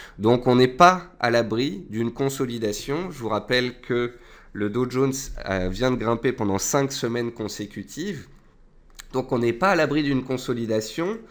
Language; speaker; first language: French; native; French